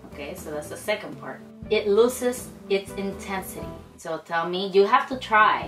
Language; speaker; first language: English; early bilingual, other home language; Spanish